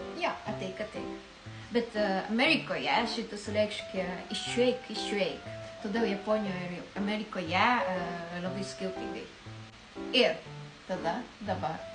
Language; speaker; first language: Lithuanian; non-native, learner; Japanese